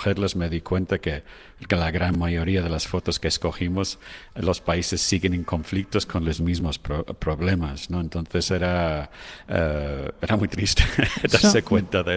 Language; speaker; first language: Spanish; non-native, fluent; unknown